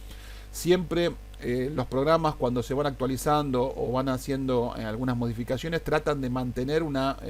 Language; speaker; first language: Spanish; native; Spanish